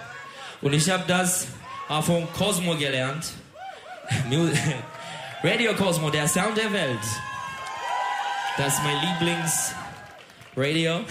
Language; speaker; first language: German; non-native, learner; Turkish